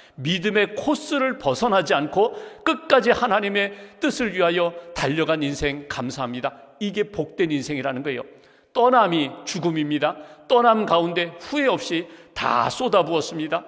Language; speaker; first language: Korean; native; Korean